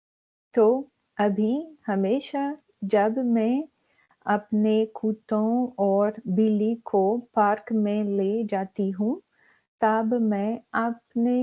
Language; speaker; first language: Hindi; non-native, learner; Portuguese